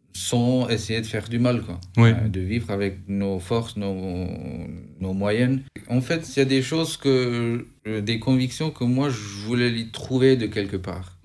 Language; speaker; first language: French; non-native, fluent; Albanian